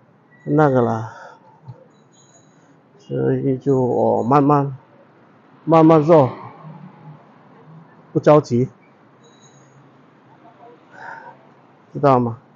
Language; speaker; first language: Chinese; non-native, fluent; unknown